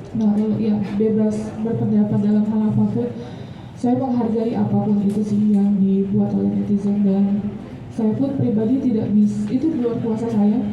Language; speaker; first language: Indonesian; native; Indonesian